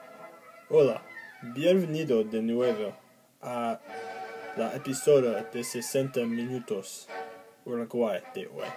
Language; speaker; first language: Spanish; non-native, learner; English